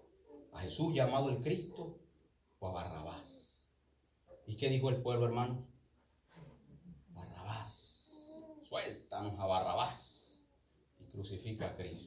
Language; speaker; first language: Spanish; native; Spanish